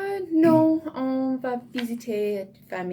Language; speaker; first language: French; non-native, learner; English